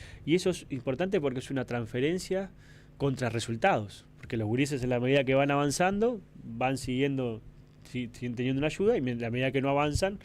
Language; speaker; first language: Spanish; native; Spanish